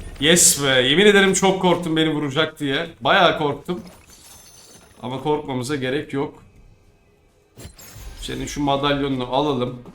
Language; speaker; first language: Turkish; native; Turkish